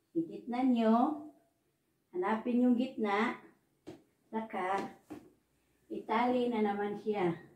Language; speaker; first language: Filipino; non-native, local second language; Cebuano